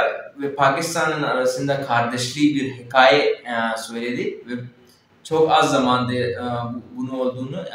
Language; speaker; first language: Turkish; non-native, fluent; Urdu